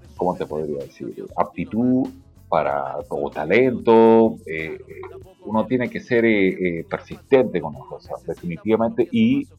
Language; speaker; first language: Spanish; native; Spanish